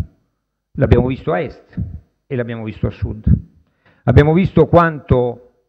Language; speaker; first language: Italian; native; Italian